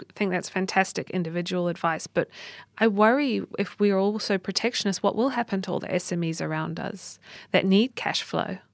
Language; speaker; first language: English; native; English